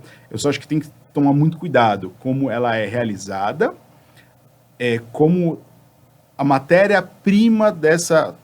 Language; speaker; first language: Portuguese; native; Portuguese